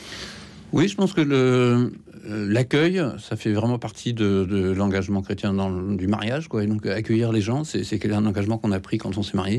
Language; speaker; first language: French; native; French